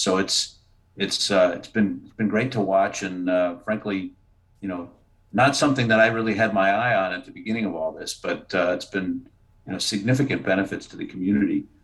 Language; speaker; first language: English; native; English